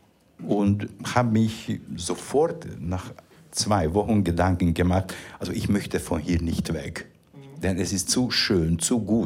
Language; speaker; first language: German; non-native, fluent; Hungarian